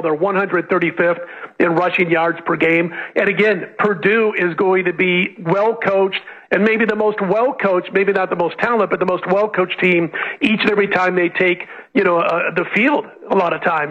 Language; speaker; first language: English; native; English